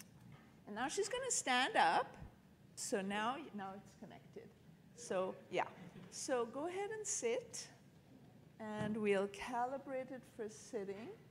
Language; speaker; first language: English; native; English